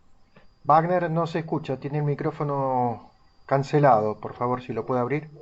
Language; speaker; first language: Spanish; native; Spanish